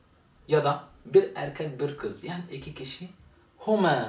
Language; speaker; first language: Turkish; non-native, fluent; Arabic